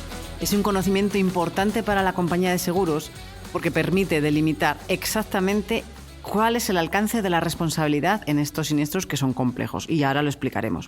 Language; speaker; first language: Spanish; native; Spanish